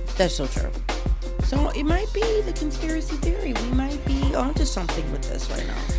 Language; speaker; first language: English; native; English